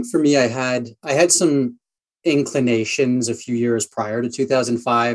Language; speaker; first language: English; native; English